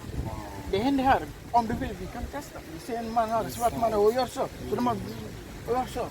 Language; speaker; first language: Swedish; early bilingual, other home language; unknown